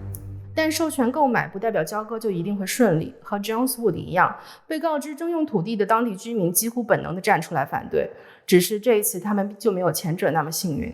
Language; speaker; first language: Chinese; native; Chinese